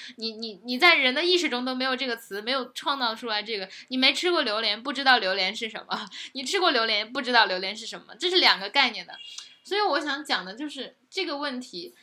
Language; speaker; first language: Chinese; native; Chinese